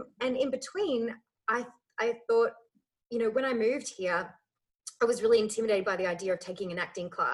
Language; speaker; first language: English; native; English